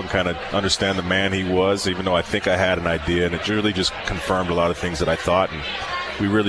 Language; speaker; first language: English; native; English